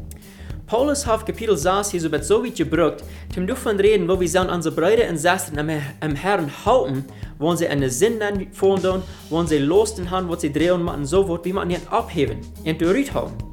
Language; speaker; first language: German; non-native, learner; Afrikaans